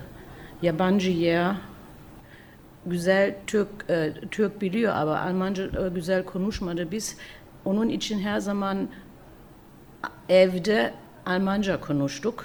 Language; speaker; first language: Turkish; early bilingual, heritage; German